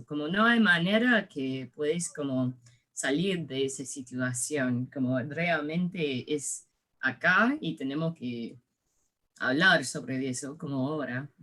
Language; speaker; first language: Spanish; early bilingual, heritage; English